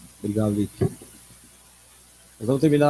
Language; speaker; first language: Portuguese; native; Portuguese